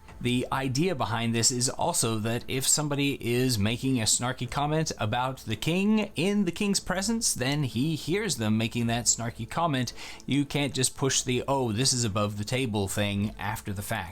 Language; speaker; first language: English; native; English